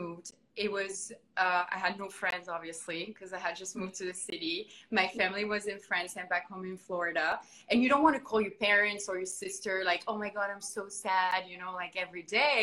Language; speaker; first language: English; non-native, fluent; French